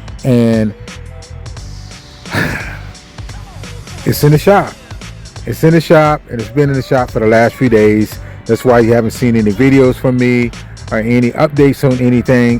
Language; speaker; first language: English; native; English